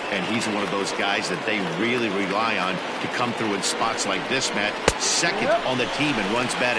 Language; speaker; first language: English; native; English